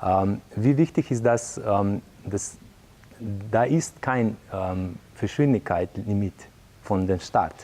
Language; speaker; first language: German; non-native, learner; Slovenian